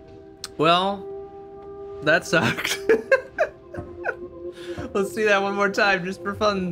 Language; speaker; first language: English; native; English